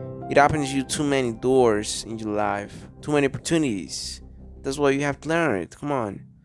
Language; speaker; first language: English; non-native, fluent; Spanish